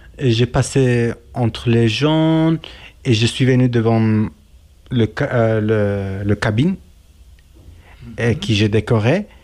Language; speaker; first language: French; non-native, learner; Kurdish